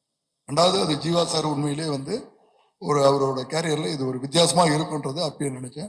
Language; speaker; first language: Tamil; native; Tamil